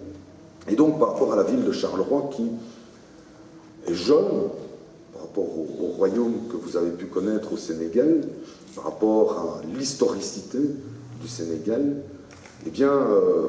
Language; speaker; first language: French; native; French